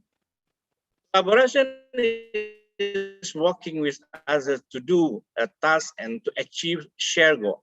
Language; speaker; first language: English; non-native, fluent; Indonesian